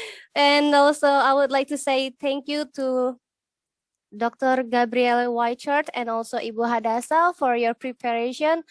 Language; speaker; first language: English; non-native, fluent; Indonesian